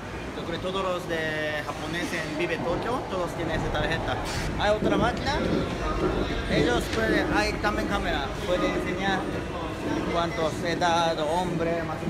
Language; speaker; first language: Spanish; non-native, learner; Japanese